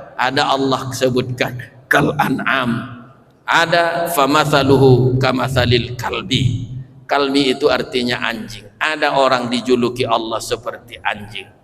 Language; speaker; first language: Malay; non-native, local second language; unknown